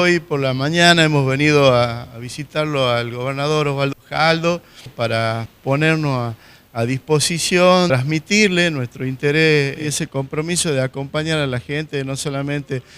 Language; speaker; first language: Spanish; native; Spanish